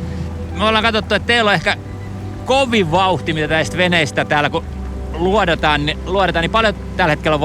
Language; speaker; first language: Finnish; native; Finnish